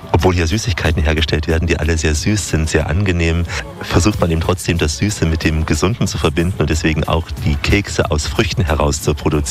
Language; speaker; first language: German; native; German